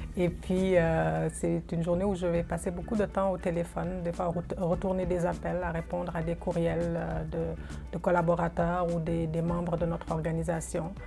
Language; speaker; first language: French; non-native, local second language; Wolof